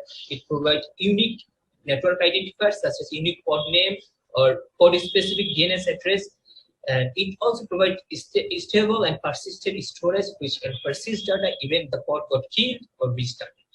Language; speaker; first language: English; non-native, local second language; Bangla